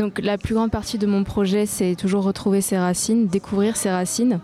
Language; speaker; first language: French; non-native, fluent; Greek